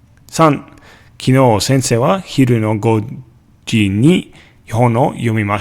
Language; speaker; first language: Japanese; non-native, fluent; English